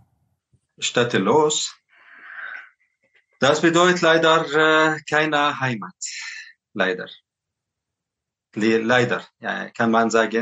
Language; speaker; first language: German; non-native, learner; Arabic